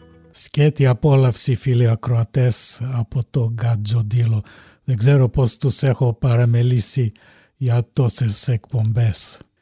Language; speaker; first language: Greek; early bilingual, heritage; Greek